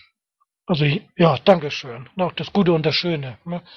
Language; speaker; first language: German; native; German